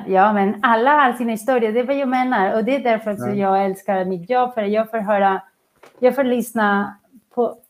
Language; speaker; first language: Swedish; non-native, fluent; Spanish